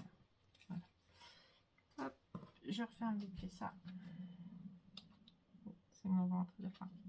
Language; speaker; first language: French; native; French